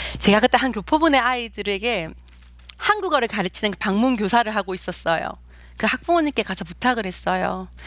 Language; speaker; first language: Korean; native; Korean